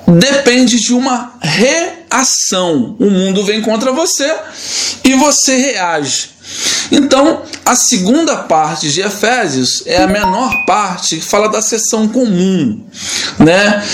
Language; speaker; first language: Portuguese; native; Portuguese